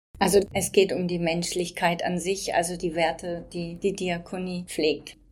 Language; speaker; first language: German; native; German